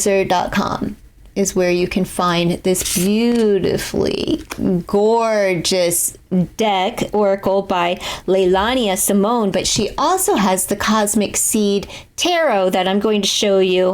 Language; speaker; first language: English; native; English